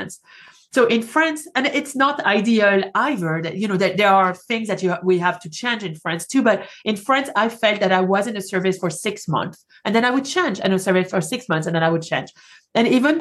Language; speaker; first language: English; non-native, fluent; French